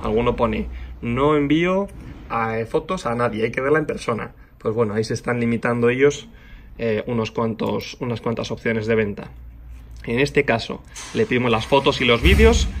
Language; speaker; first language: Spanish; native; Spanish